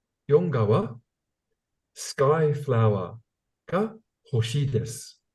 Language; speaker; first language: Japanese; non-native, learner; English